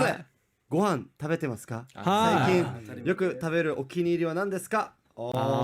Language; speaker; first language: Japanese; non-native, fluent; Korean